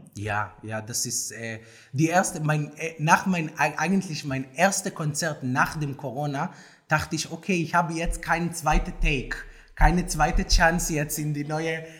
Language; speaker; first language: German; non-native, learner; Hebrew